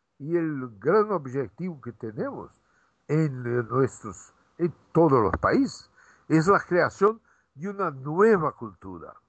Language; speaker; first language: Spanish; non-native, fluent; Portuguese